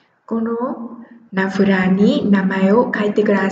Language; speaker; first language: Japanese; non-native, fluent; Vietnamese